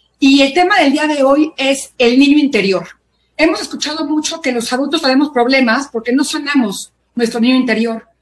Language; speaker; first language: Spanish; native; Spanish